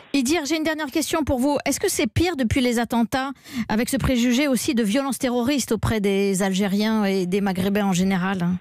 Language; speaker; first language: French; native; French